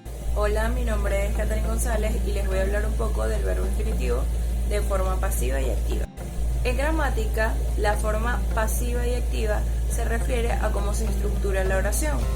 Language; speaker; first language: Spanish; native; Spanish